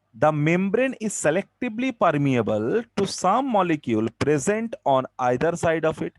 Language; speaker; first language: English; non-native, local second language; Bangla